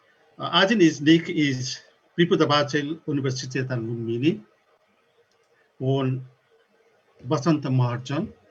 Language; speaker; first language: Russian; non-native, learner; Nepali